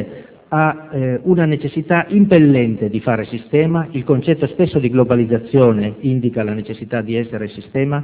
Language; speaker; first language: Italian; native; Italian